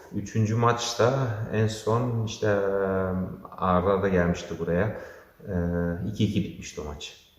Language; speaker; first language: Turkish; early bilingual, heritage; Turkish